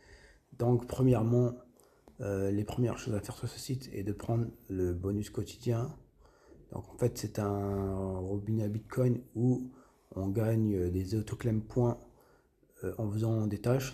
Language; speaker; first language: French; native; French